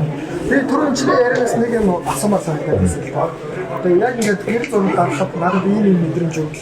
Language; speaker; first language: Mongolian; native; Mongolian